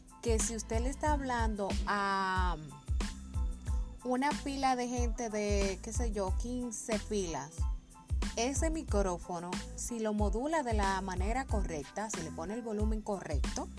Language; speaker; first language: Spanish; native; Spanish